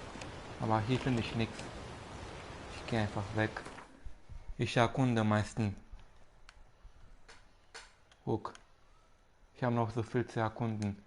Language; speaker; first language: German; non-native, fluent; Romanian